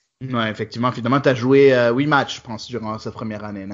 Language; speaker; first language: French; native; French